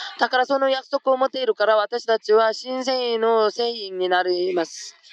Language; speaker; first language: Japanese; non-native, fluent; Korean